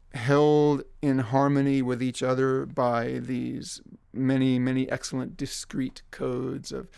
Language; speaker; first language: English; native; English